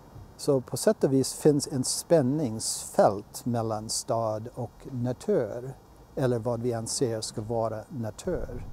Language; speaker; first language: Swedish; non-native, fluent; English